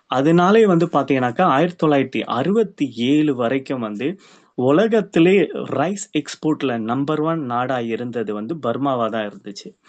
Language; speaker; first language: Tamil; early bilingual, heritage; Tamil